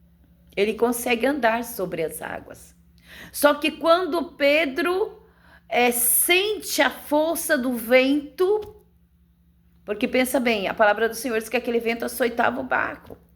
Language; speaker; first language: Portuguese; native; Portuguese